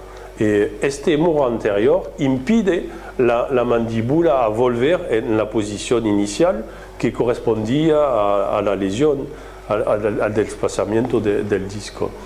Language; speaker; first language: Spanish; non-native, fluent; French